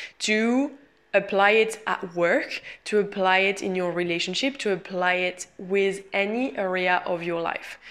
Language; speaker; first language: English; non-native, fluent; French